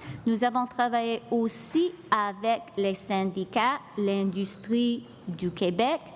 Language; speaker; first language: French; non-native, local second language; English